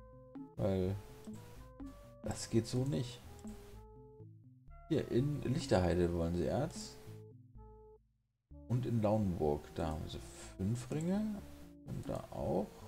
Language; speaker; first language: German; native; German